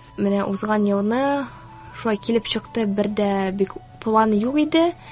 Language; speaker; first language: Tatar; early bilingual, heritage; Tatar